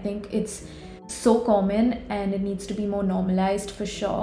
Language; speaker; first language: English; non-native, local second language; Hindi